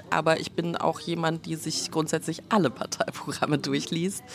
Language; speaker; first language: German; native; German